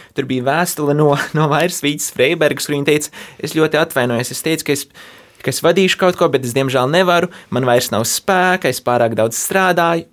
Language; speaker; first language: Latvian; early bilingual, heritage; Latvian